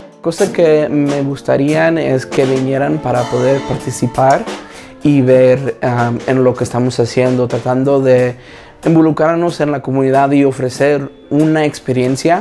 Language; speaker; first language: Spanish; early bilingual, other home language; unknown